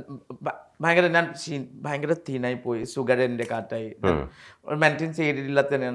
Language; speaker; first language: Malayalam; non-native, learner; Assamese